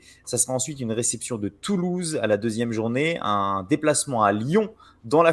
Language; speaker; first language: French; native; French